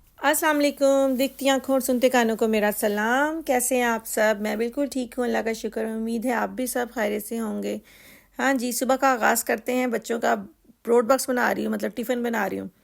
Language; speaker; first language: Urdu; native; Urdu